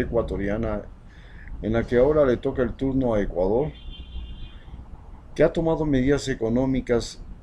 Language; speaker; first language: Spanish; native; Spanish